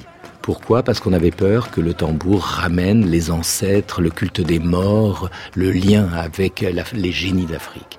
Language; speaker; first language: French; native; French